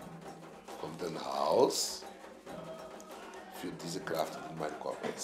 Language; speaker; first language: German; non-native, fluent; Portuguese